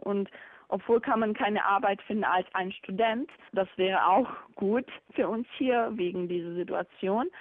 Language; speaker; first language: German; non-native, learner; Bosnian